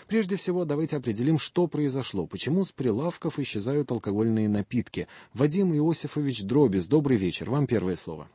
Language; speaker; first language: Russian; native; Russian